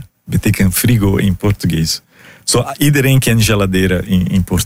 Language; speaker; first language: Dutch; non-native, learner; Portuguese